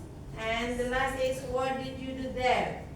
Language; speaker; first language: English; non-native, learner; Indonesian